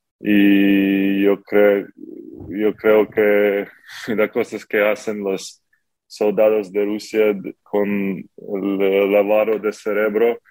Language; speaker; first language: Spanish; non-native, learner; Ukrainian